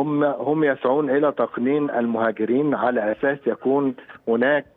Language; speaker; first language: Arabic; native; Arabic